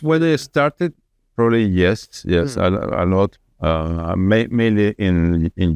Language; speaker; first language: English; non-native, fluent; Spanish